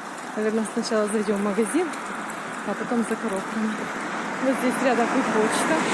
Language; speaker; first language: Russian; native; Russian